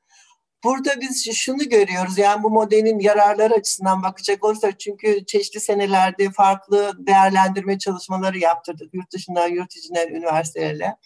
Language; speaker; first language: Turkish; native; Turkish